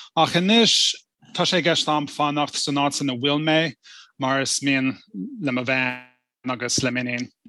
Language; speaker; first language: Irish; non-native, fluent; English